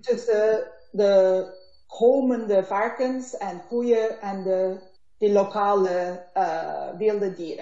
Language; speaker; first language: Dutch; non-native, learner; Turkish